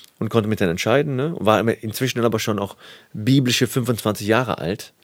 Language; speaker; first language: German; native; German